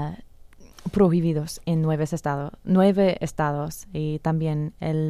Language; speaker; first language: Spanish; non-native, fluent; English